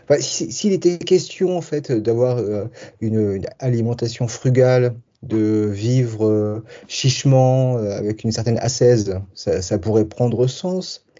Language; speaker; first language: French; early bilingual, other home language; Tachelhit